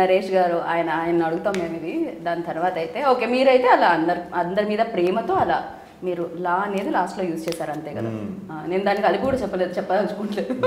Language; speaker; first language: Telugu; native; Telugu